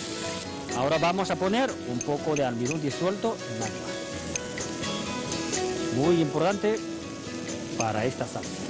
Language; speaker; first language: Spanish; non-native, fluent; Chinese